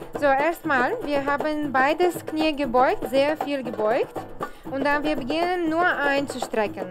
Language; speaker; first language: German; non-native, learner; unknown